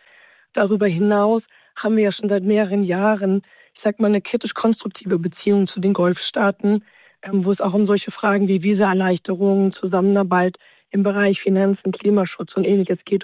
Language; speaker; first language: German; native; German